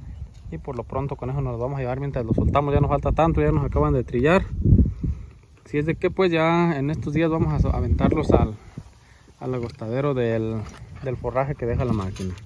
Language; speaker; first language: Spanish; native; Spanish